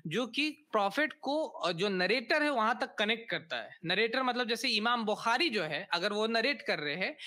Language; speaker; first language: Hindi; native; Hindi